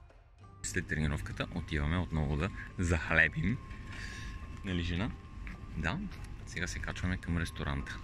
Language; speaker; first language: Bulgarian; native; Bulgarian